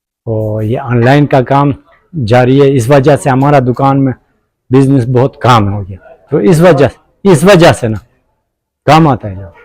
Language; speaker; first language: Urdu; non-native, local second language; Khowar